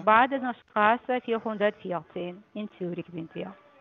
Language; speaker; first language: German; non-native, fluent; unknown